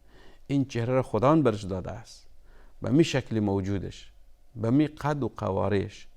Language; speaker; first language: Persian; native; Persian